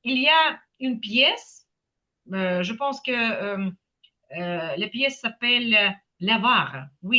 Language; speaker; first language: French; non-native, fluent; Ukrainian